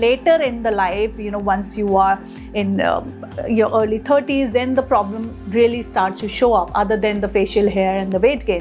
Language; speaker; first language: English; non-native, local second language; Hindi